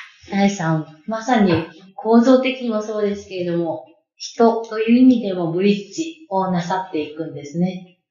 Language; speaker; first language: Japanese; native; Japanese